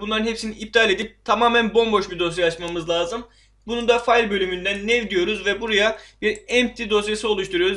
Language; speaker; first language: Turkish; native; Turkish